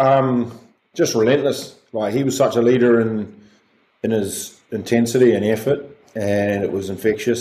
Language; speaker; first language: English; native; English